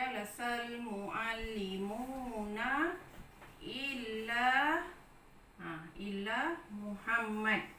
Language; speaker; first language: Arabic; non-native, fluent; Malay